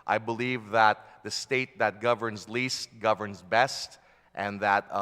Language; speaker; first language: English; early bilingual, other home language; Filipino